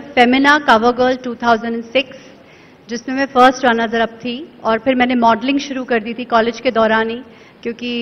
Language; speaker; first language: Hindi; native; Hindi